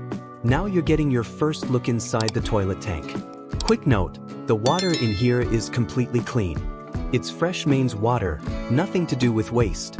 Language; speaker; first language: English; native; English